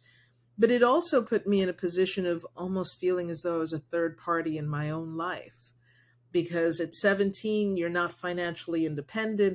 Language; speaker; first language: English; early bilingual, other home language; Spanish